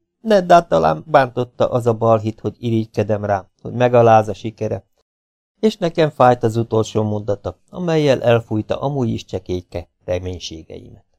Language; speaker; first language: Hungarian; native; Hungarian